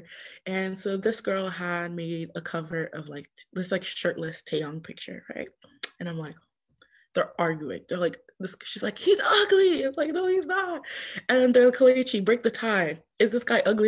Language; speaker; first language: English; early bilingual, other home language; French